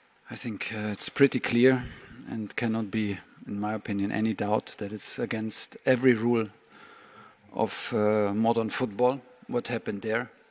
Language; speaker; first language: English; non-native, fluent; German